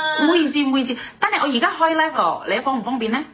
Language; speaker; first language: Cantonese; non-native, fluent; Indonesian